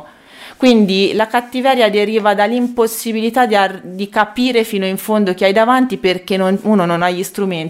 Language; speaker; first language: Italian; native; Italian